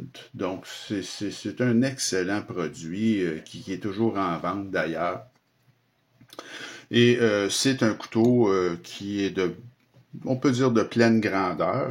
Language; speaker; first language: French; native; French